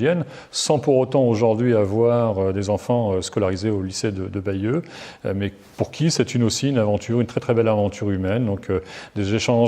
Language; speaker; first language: French; native; French